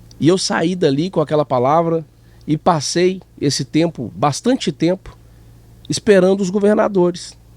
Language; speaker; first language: Portuguese; native; Portuguese